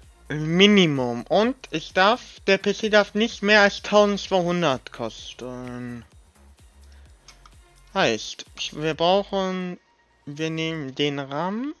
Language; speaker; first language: German; native; German